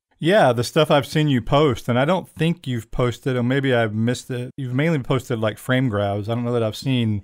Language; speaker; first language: English; native; English